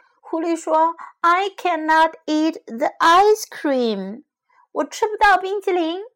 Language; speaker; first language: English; non-native, fluent; Chinese